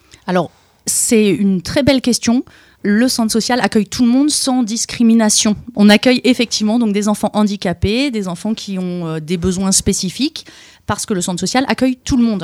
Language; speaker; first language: French; native; French